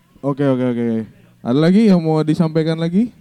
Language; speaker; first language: Indonesian; native; Indonesian